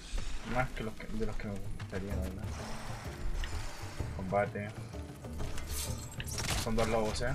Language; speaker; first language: Spanish; native; Spanish